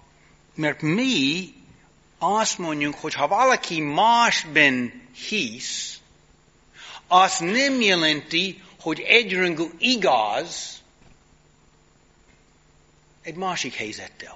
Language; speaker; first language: Hungarian; non-native, fluent; English